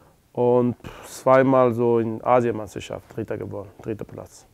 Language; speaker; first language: German; non-native, learner; Persian